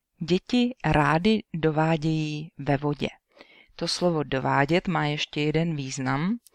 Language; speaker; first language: Czech; native; Czech